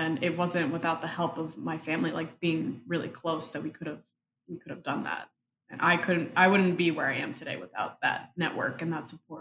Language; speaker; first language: English; early bilingual, other home language; Spanish